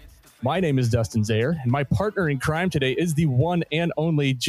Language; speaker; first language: English; native; English